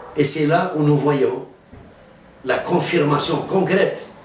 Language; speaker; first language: French; non-native, local second language; Arabic